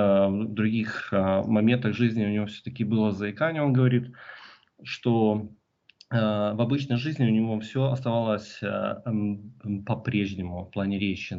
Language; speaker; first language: Russian; native; Russian